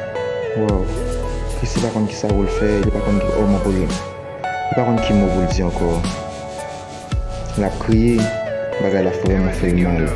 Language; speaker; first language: French; non-native, learner; Haitian Creole